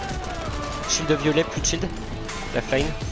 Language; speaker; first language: French; native; French